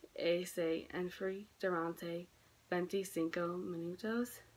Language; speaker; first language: Spanish; non-native, learner; English